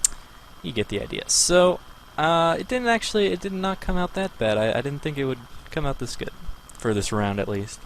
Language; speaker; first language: English; native; English